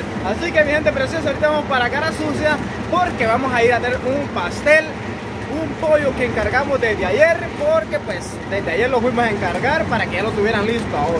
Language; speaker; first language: Spanish; native; Spanish